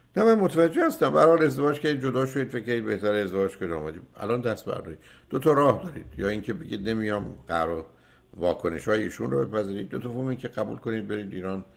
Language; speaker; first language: Persian; native; Persian